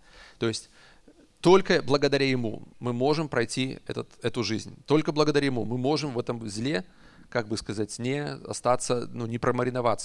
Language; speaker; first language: Russian; native; Russian